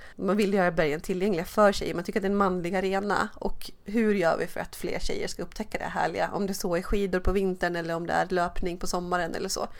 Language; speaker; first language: Swedish; native; Swedish